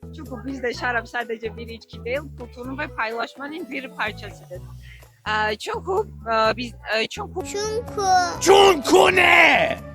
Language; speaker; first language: Turkish; non-native, fluent; Georgian